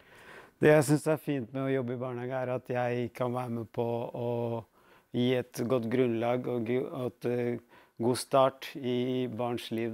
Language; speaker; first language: Norwegian; early bilingual, other home language; Tamil